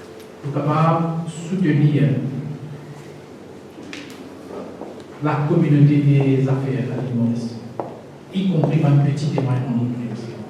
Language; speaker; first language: French; non-native, local second language; Morisyen